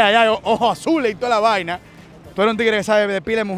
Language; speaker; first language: Spanish; native; Spanish